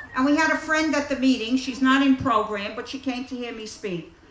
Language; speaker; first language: English; native; English